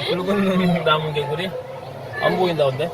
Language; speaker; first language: Korean; native; Korean